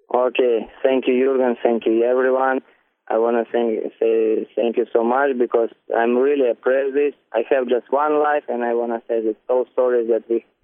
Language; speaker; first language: English; non-native, learner; Ukrainian